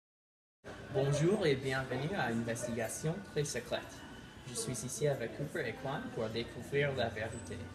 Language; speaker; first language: French; non-native, learner; English